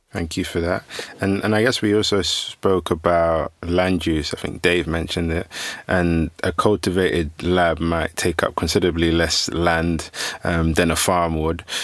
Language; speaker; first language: English; native; English